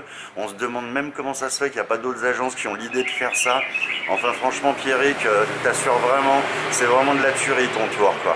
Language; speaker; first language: French; native; French